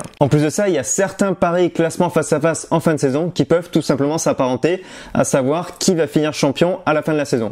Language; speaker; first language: French; native; French